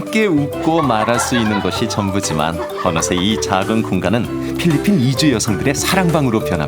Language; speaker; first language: Korean; native; Korean